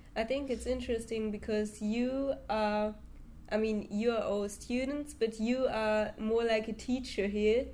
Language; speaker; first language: English; non-native, fluent; German